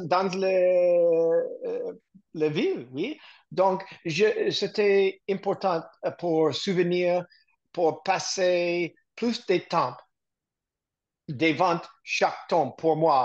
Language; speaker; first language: French; non-native, learner; English